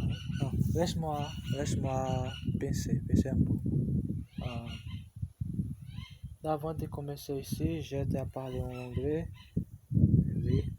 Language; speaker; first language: French; non-native, learner; Portuguese